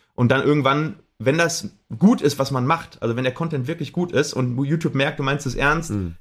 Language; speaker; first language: German; native; German